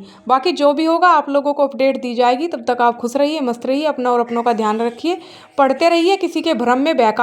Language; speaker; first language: Hindi; native; Hindi